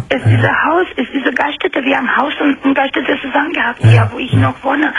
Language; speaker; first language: German; non-native, fluent; Romanian